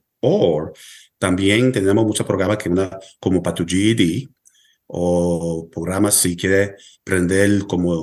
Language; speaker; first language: Spanish; early bilingual, heritage; Spanish